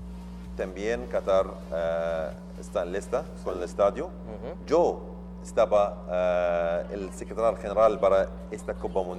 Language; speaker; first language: Spanish; non-native, learner; Arabic